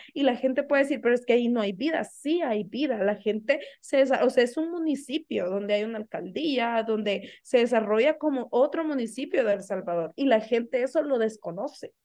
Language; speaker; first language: Spanish; native; Spanish